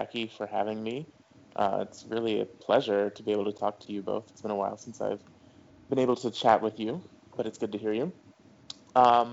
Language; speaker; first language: English; native; English